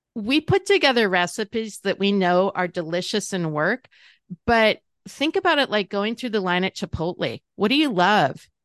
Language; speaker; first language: English; native; English